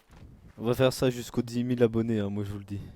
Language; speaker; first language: French; native; French